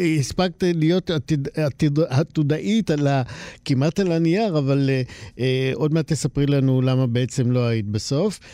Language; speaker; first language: Hebrew; native; Hebrew